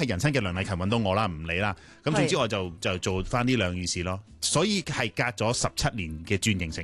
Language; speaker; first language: Cantonese; native; Cantonese